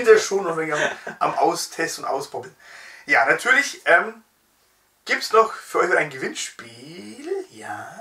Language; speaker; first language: German; native; German